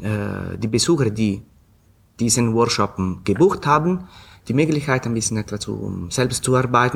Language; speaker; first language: German; non-native, fluent; Italian